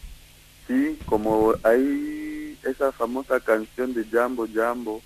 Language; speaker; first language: Spanish; non-native, fluent; Kikuyu